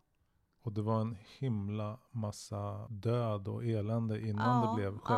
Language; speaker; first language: Swedish; native; Swedish